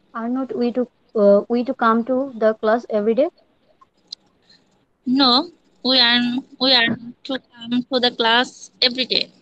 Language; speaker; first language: English; non-native, learner; Bangla